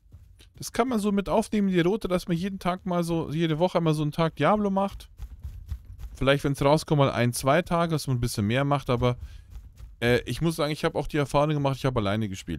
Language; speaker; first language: German; native; German